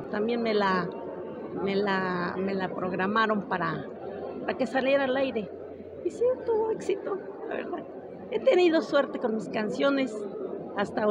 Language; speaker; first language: Spanish; native; Spanish